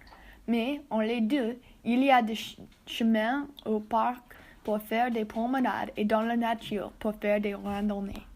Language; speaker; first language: French; non-native, learner; English